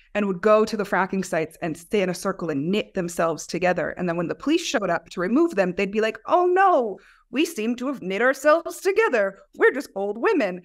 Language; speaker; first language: English; native; English